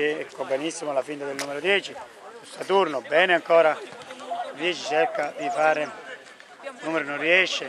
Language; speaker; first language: Italian; native; Italian